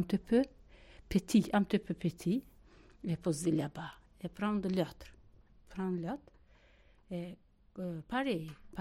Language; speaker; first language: French; non-native, learner; Albanian